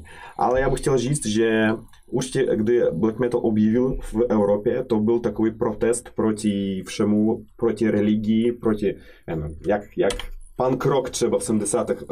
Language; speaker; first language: Czech; non-native, fluent; Russian